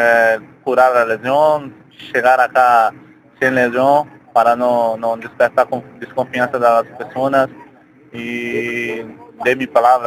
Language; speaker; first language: Spanish; non-native, learner; Portuguese